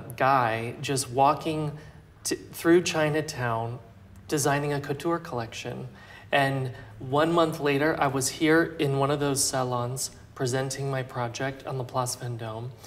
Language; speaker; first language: English; native; English